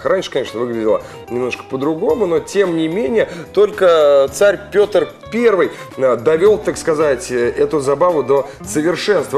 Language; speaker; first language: Russian; native; Russian